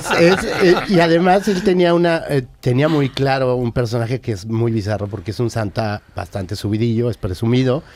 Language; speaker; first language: Spanish; native; Spanish